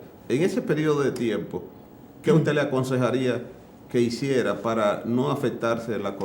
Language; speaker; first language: Spanish; native; Spanish